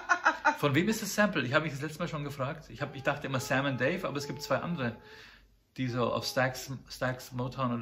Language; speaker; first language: German; native; German